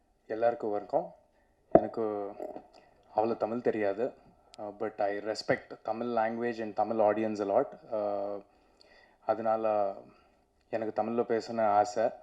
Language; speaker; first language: Tamil; non-native, learner; Telugu